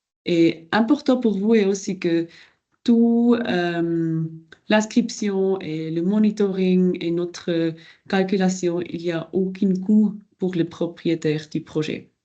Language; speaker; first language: French; non-native, local second language; German